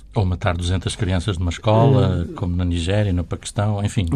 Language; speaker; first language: Portuguese; native; Portuguese